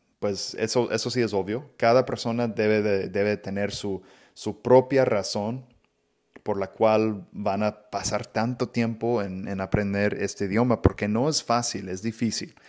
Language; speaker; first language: Spanish; non-native, fluent; English